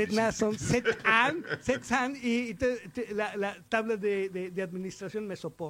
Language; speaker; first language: French; non-native, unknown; Spanish